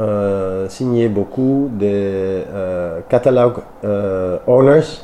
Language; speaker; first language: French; non-native, learner; Dutch